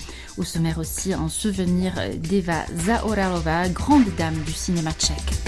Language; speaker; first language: French; native; French